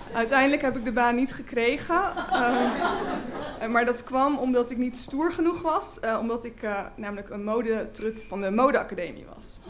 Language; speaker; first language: Dutch; native; Dutch